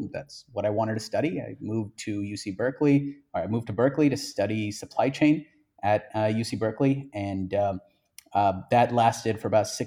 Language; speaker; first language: English; non-native, local second language; Hindi